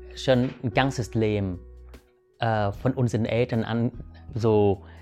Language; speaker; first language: German; non-native, fluent; Vietnamese